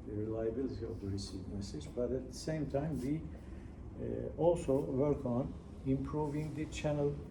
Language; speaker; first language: English; non-native, fluent; Turkish